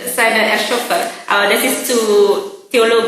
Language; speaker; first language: German; non-native, learner; Indonesian